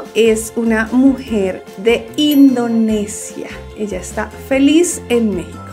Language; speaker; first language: Spanish; native; Spanish